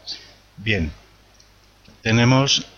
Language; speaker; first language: Spanish; native; Spanish